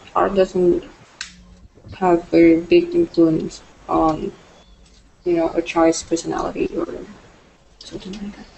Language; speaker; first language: English; non-native, fluent; Vietnamese